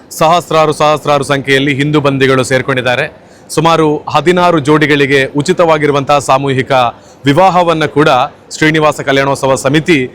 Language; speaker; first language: Kannada; native; Kannada